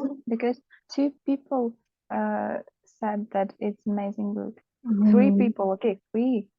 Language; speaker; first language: English; non-native, learner; Russian